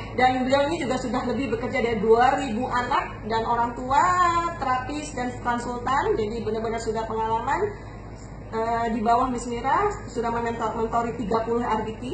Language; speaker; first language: Indonesian; native; Indonesian